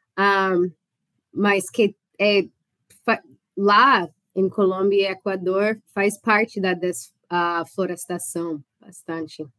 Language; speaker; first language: Portuguese; non-native, fluent; English